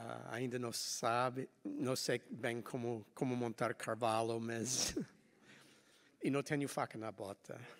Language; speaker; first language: Portuguese; non-native, fluent; English